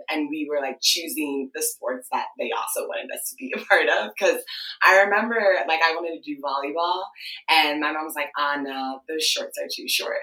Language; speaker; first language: English; early bilingual, other home language; Akan